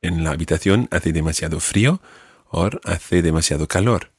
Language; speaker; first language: Spanish; non-native, fluent; English